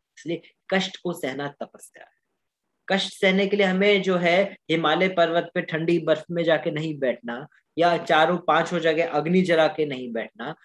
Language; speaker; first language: Hindi; native; Hindi